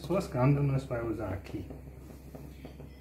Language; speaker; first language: Portuguese; non-native, fluent; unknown